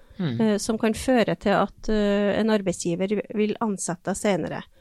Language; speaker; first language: Norwegian; native; Norwegian